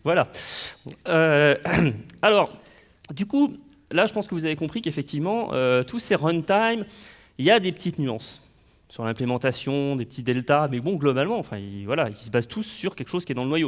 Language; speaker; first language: French; native; French